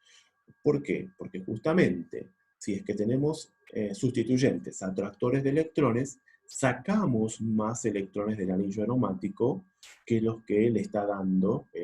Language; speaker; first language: Spanish; native; Spanish